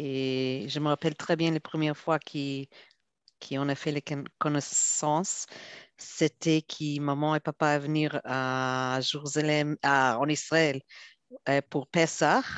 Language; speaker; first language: French; non-native, fluent; Hebrew